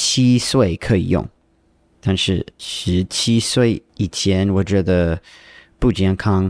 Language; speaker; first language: Chinese; non-native, learner; English